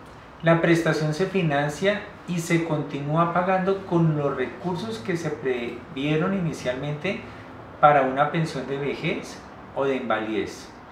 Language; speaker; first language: Spanish; native; Spanish